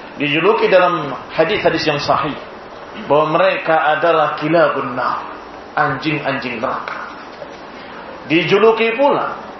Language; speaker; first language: Indonesian; native; Indonesian